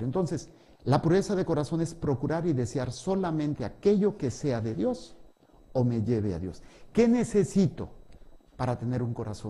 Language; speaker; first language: Spanish; native; Spanish